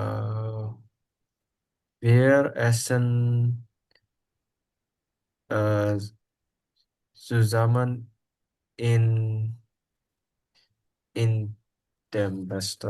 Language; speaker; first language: German; non-native, learner; Indonesian